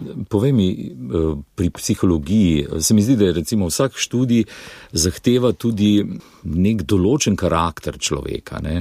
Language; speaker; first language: Slovenian; native; Slovenian